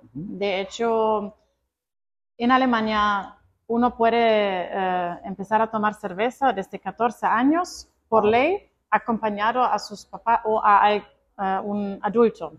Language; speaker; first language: Spanish; non-native, fluent; Croatian